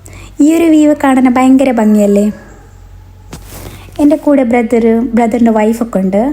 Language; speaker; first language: Malayalam; native; Malayalam